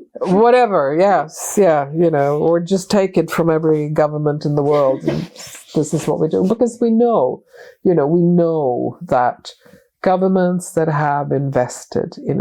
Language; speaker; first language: English; non-native, fluent; Swedish